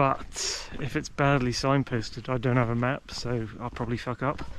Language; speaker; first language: English; native; English